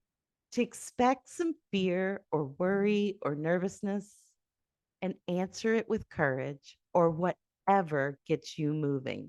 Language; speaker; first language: English; native; English